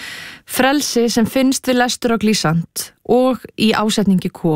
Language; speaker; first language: Icelandic; native; Icelandic